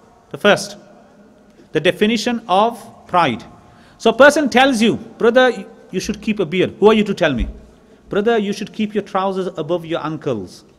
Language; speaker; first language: English; native; English